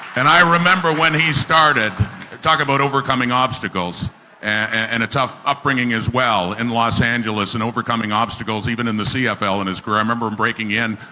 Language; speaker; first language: English; native; English